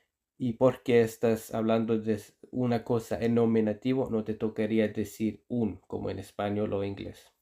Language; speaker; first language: Spanish; non-native, fluent; Icelandic